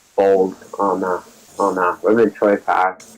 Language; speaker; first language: Welsh; non-native, local second language; English